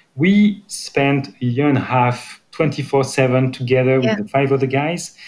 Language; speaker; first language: English; non-native, fluent; French